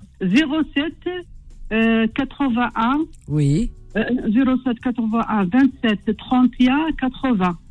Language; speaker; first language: French; non-native, learner; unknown